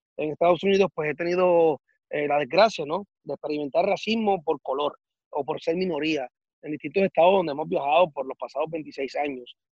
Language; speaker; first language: Spanish; native; Spanish